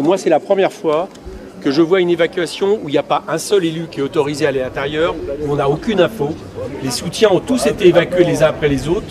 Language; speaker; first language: French; native; French